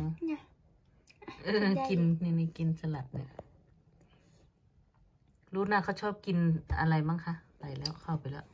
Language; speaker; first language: Thai; non-native, local second language; Lao